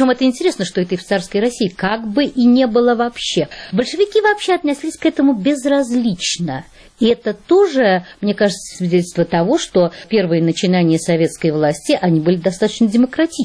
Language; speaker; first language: Russian; native; Russian